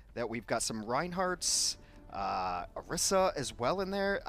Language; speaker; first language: English; native; English